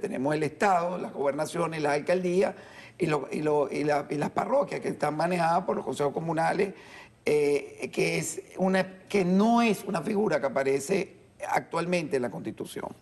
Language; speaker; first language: Spanish; native; Spanish